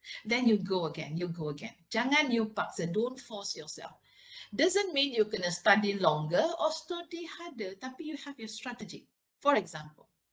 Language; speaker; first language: English; non-native, local second language; Malay